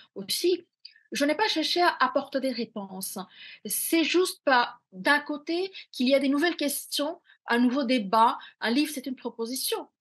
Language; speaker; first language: French; non-native, fluent; Bangla